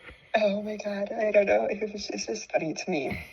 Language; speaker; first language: English; native; English